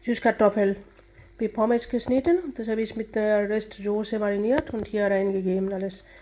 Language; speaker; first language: German; non-native, fluent; Bangla